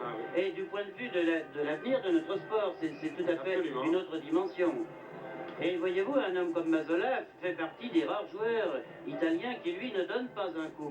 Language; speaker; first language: French; native; French